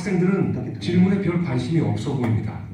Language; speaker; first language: Korean; native; Korean